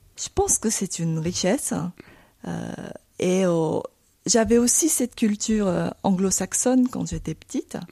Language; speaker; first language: French; non-native, fluent; Japanese